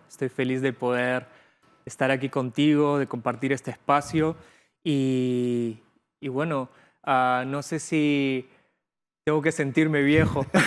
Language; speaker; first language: Spanish; early bilingual, other home language; Bulgarian